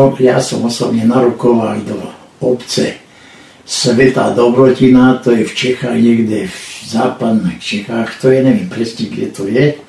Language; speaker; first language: Slovak; non-native, local second language; Hungarian